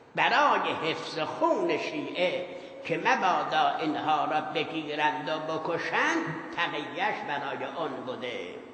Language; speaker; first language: Persian; non-native, local second language; Azerbaijani